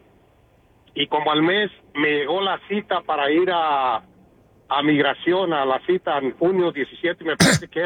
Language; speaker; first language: Spanish; native; Spanish